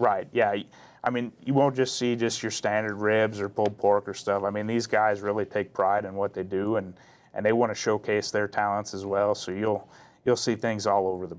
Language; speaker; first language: English; native; English